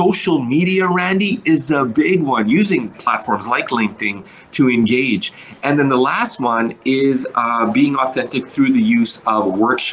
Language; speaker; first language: English; early bilingual, other home language; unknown